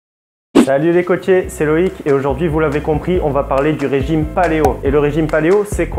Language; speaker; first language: French; native; French